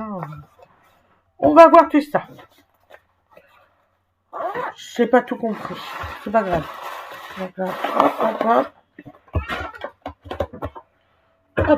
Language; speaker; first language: French; native; French